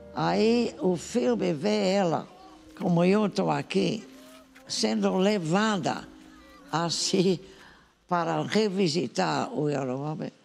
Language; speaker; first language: Portuguese; non-native, fluent; English